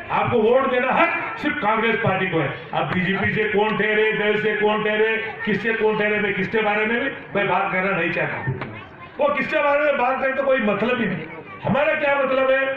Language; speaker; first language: Hindi; non-native, local second language; Kannada